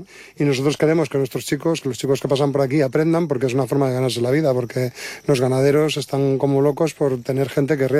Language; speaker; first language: Spanish; native; Spanish